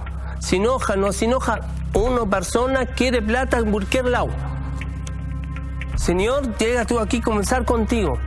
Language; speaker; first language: Spanish; non-native, learner; Arabic